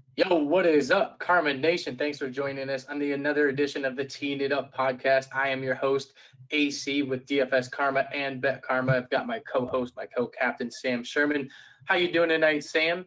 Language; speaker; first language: English; native; English